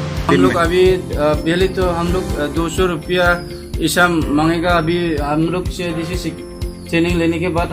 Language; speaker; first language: Hindi; non-native, local second language; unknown